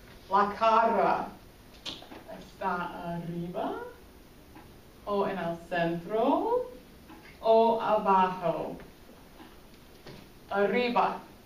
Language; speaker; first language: Spanish; non-native, fluent; English